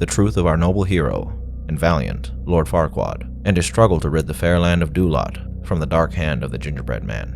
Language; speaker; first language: English; native; English